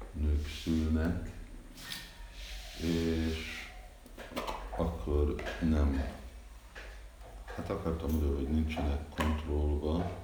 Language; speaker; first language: Hungarian; early bilingual, heritage; Hungarian